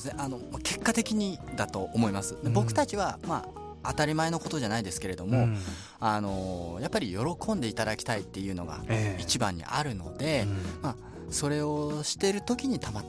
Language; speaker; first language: Japanese; native; Japanese